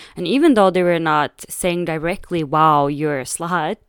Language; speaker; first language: English; non-native, fluent; Swedish